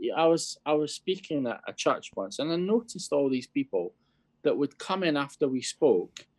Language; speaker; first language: English; native; English